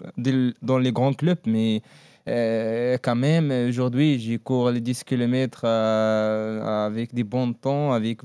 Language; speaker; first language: French; non-native, learner; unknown